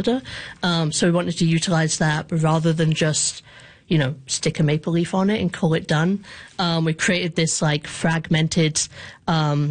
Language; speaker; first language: English; native; English